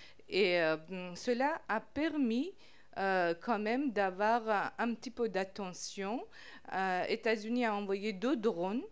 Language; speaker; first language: French; non-native, fluent; Persian